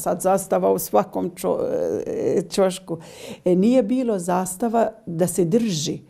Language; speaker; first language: Croatian; non-native, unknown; Arabic